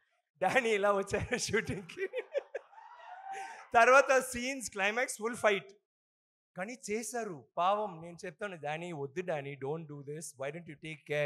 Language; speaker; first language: Telugu; non-native, local second language; Tamil